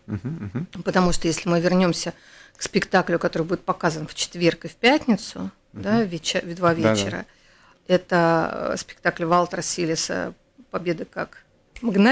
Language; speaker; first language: Russian; native; Russian